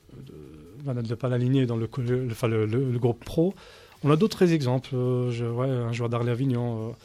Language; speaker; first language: French; native; French